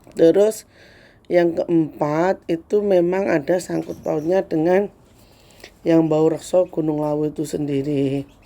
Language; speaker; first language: Indonesian; native; Indonesian